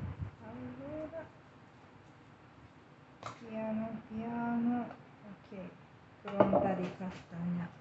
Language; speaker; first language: Italian; non-native, learner; Japanese